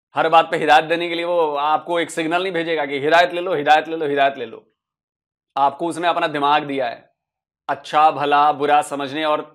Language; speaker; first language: Hindi; native; Hindi